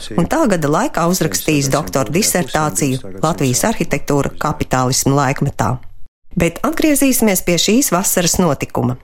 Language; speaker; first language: Latvian; native; Latvian